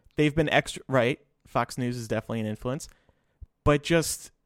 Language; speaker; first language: English; native; English